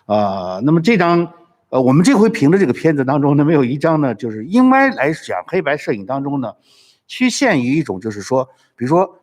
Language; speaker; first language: Chinese; native; Chinese